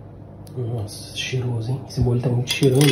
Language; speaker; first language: Portuguese; native; Portuguese